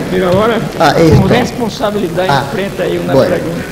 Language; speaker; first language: Spanish; non-native, fluent; Portuguese